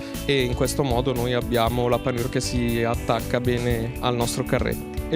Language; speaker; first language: Italian; native; Italian